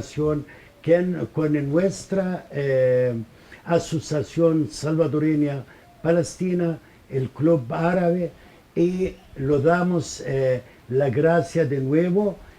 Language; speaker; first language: Spanish; non-native, fluent; Arabic